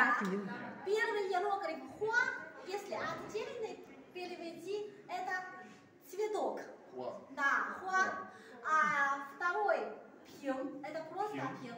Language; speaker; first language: Russian; non-native, learner; Chinese